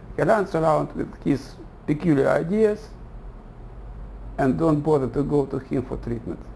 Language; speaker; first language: English; non-native, fluent; Russian